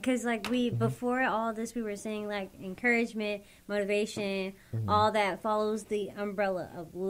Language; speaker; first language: English; native; English